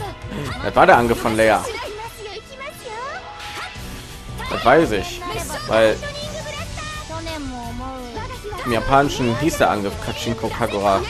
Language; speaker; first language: German; native; German